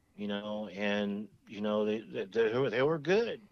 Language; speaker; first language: English; native; English